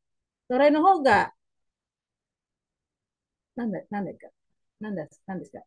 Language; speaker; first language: Japanese; non-native, learner; Indonesian